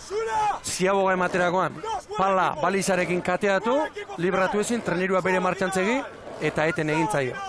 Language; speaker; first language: Basque; native; Basque